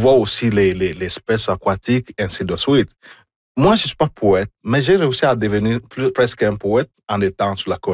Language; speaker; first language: French; non-native, fluent; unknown